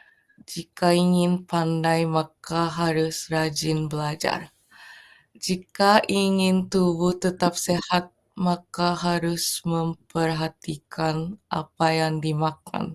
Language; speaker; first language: Indonesian; non-native, learner; Japanese